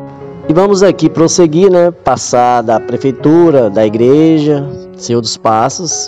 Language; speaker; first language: Portuguese; native; Portuguese